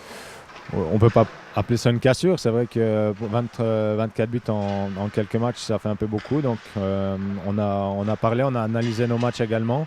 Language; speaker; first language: French; native; French